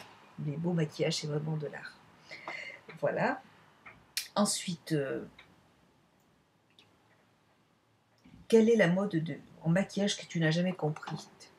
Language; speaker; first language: French; native; French